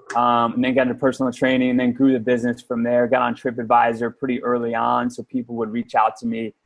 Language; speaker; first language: English; native; English